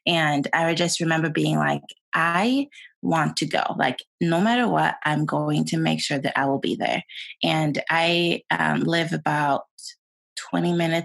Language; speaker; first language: English; non-native, fluent; Swedish